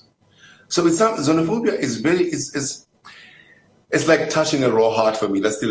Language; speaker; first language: English; non-native, local second language; Zulu